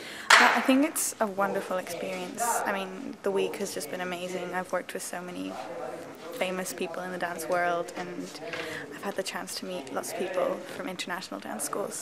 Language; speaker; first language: English; early bilingual, other home language; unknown